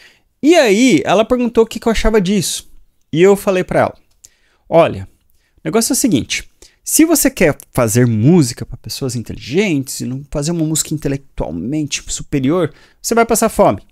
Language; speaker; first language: Portuguese; native; Portuguese